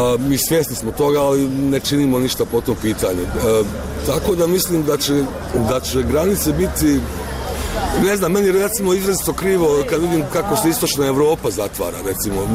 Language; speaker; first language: Croatian; native; Croatian